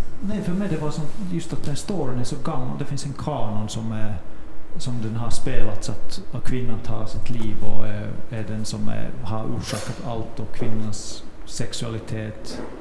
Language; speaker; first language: Swedish; non-native, fluent; Finnish